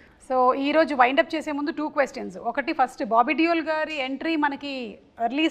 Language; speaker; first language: Telugu; native; Telugu